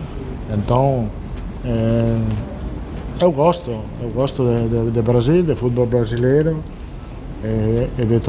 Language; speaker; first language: Portuguese; non-native, learner; Italian